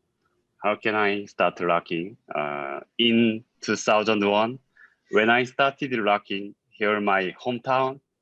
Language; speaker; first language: English; non-native, learner; Korean